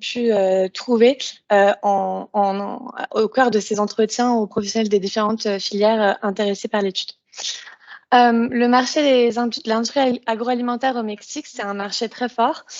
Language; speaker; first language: French; native; French